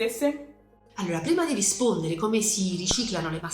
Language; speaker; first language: Italian; native; Italian